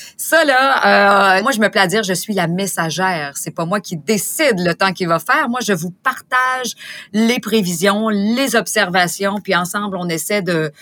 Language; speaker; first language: French; native; French